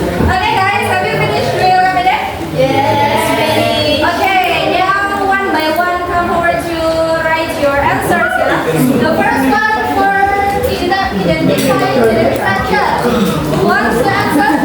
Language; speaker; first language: English; non-native, learner; Indonesian